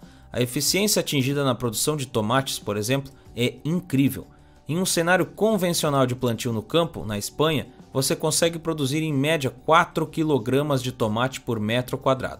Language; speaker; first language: Portuguese; native; Portuguese